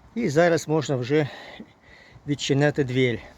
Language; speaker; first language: Ukrainian; non-native, local second language; Russian